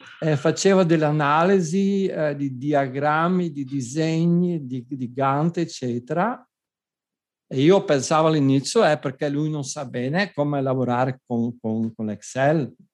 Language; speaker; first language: Italian; non-native, fluent; Dutch